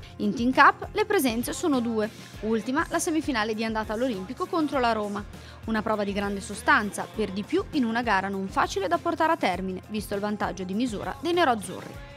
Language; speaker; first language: Italian; native; Italian